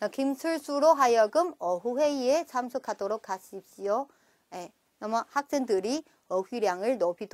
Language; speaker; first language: Korean; non-native, fluent; Chinese